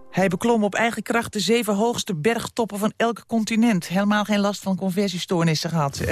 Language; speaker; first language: Dutch; native; Dutch